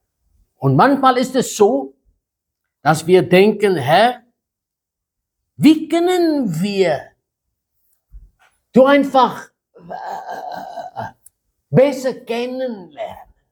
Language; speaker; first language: German; non-native, fluent; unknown